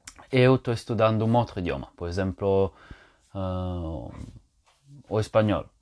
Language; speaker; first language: Portuguese; non-native, fluent; Italian